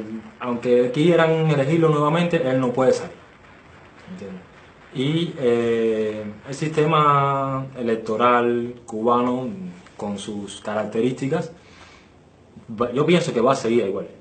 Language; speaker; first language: Spanish; native; Spanish